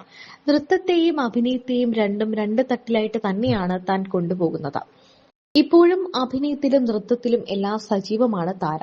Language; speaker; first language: Malayalam; native; Malayalam